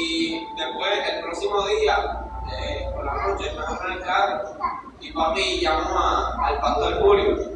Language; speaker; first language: Spanish; native; Spanish